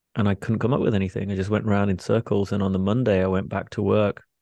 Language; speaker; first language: English; native; English